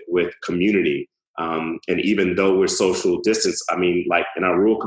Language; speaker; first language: English; native; English